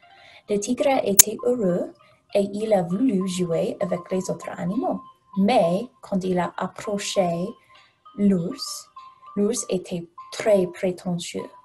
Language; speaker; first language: French; non-native, learner; English